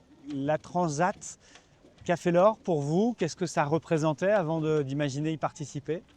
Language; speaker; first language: French; native; French